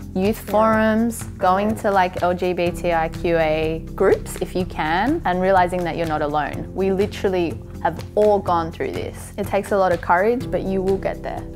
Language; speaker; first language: English; native; English